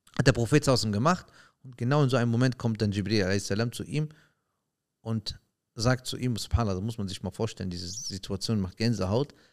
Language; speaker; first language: German; early bilingual, other home language; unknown